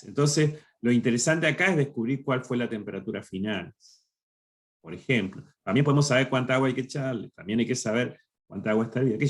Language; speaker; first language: Spanish; native; Spanish